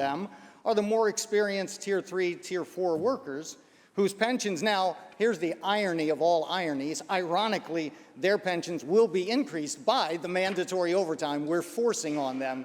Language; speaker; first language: English; native; English